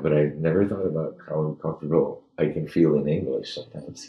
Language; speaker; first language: English; early bilingual, other home language; Spanish